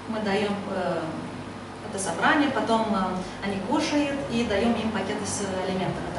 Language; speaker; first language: Polish; non-native, learner; Russian